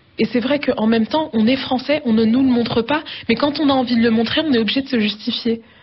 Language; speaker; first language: French; early bilingual, other home language; Arabic